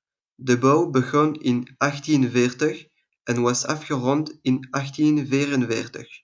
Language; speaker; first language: Dutch; non-native, learner; French